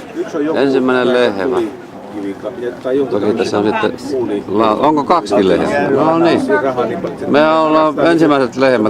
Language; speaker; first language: Finnish; native; Finnish